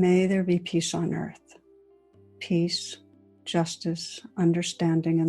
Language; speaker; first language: English; native; English